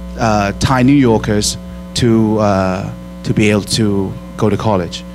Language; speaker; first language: English; early bilingual, other home language; Thai